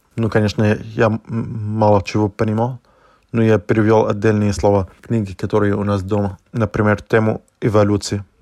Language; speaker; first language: Russian; non-native, fluent; Arabic